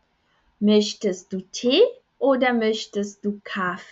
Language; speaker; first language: German; non-native, fluent; Portuguese